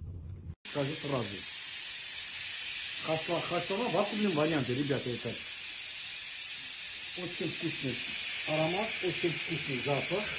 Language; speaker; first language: Russian; non-native, fluent; Armenian